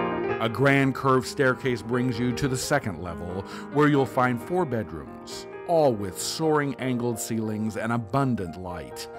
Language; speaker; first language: English; native; English